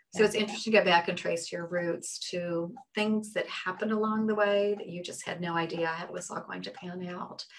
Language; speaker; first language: English; native; English